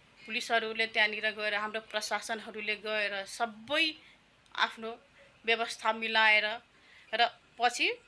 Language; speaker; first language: Nepali; non-native, local second language; Maithili